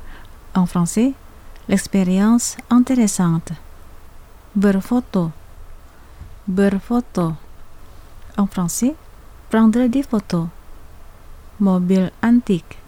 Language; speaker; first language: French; non-native, fluent; Indonesian